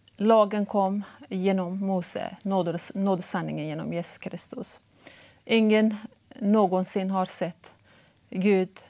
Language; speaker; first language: Swedish; non-native, fluent; Persian